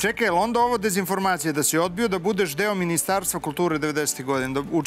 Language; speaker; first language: Serbian; native; Serbian